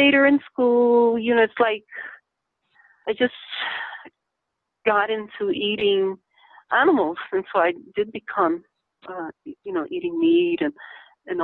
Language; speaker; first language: English; native; English